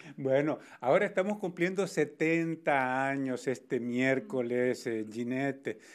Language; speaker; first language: Spanish; native; Spanish